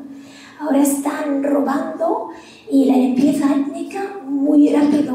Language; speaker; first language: Spanish; non-native, fluent; Arabic